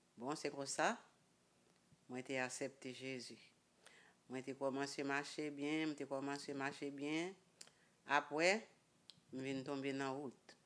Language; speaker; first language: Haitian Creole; native; Haitian Creole